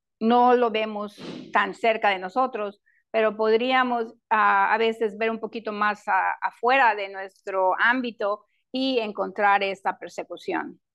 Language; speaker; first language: Spanish; non-native, local second language; English